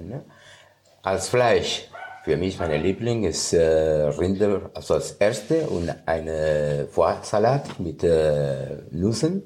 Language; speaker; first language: German; non-native, fluent; Spanish